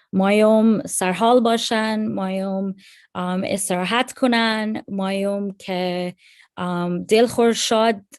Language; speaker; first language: Persian; early bilingual, other home language; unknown